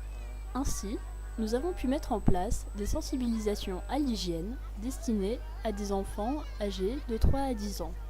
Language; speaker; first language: French; native; French